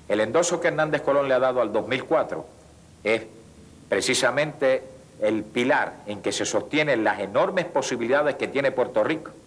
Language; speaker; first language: Spanish; native; Spanish